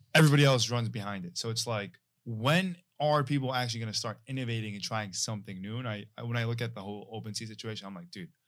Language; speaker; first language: English; non-native, fluent; Arabic